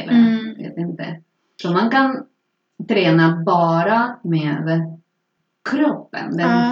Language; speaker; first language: Swedish; non-native, fluent; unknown